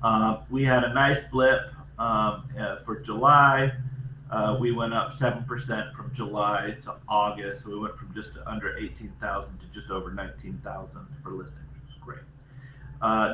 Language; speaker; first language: English; native; English